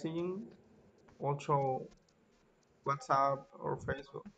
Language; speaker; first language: English; non-native, learner; Spanish